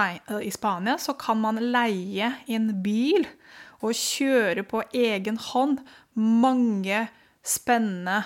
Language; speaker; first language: Norwegian; non-native, fluent; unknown